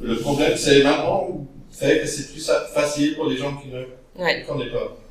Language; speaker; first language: French; non-native, fluent; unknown